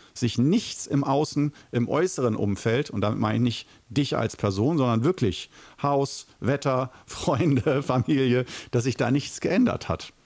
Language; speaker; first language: German; native; German